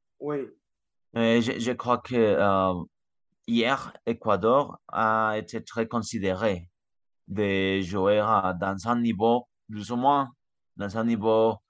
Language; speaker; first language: French; non-native, learner; Spanish